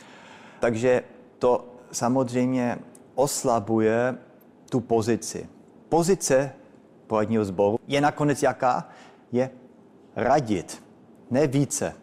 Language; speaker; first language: Czech; early bilingual, heritage; Czech